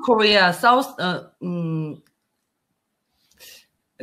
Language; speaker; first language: English; non-native, learner; Korean